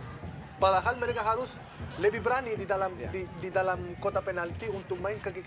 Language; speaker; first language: Indonesian; non-native, fluent; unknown